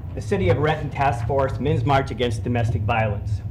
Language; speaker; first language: English; native; English